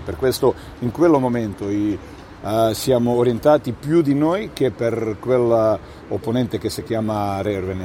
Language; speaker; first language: Italian; non-native, fluent; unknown